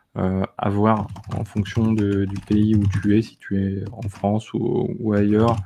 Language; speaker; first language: French; native; French